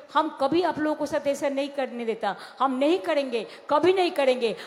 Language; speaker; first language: Hindi; non-native, local second language; Bangla